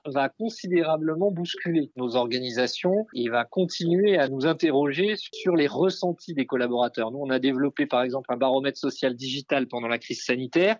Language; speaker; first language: French; native; French